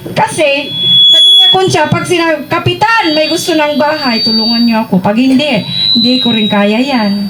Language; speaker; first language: Filipino; non-native, local second language; Iloko